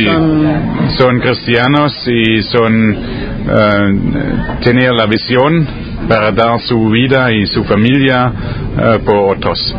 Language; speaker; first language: Spanish; non-native, learner; German